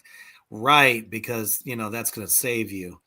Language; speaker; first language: English; native; English